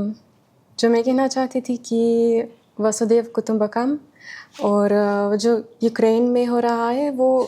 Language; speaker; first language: Hindi; non-native, fluent; Ukrainian